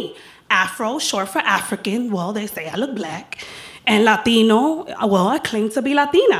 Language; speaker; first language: English; early bilingual, other home language; Spanish